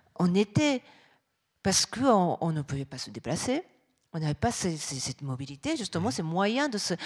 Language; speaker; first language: French; non-native, fluent; Japanese